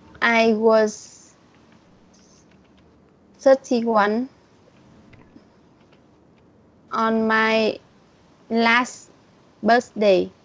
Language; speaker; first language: English; non-native, learner; Vietnamese